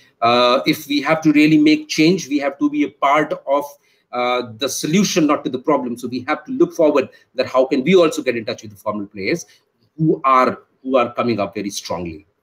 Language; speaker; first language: English; non-native, local second language; Hindi